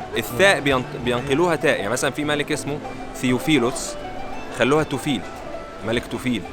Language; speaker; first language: Arabic; native; Arabic